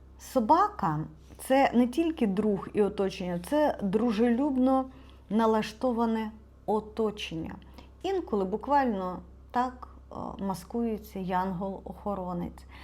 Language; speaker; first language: Ukrainian; non-native, local second language; Russian